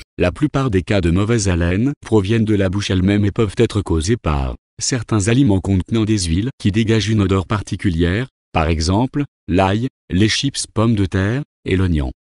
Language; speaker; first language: French; non-native, local second language; Wolof